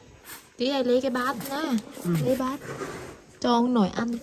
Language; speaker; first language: Vietnamese; non-native, fluent; Thai